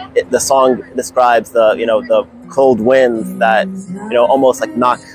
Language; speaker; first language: English; native; English